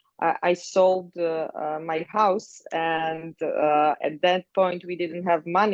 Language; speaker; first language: English; non-native, fluent; Croatian